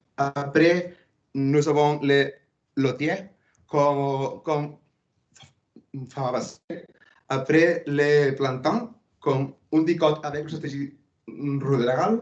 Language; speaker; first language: French; non-native, fluent; Spanish